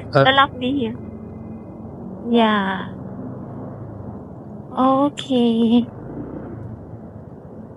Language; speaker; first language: English; non-native, learner; Vietnamese